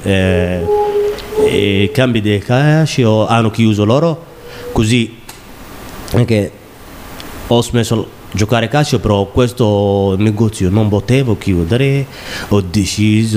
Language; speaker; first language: Italian; non-native, learner; Somali